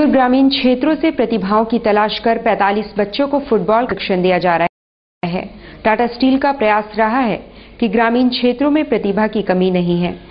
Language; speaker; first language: Hindi; native; Hindi